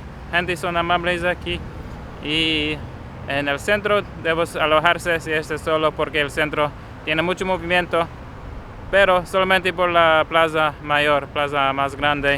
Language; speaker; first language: Spanish; non-native, learner; English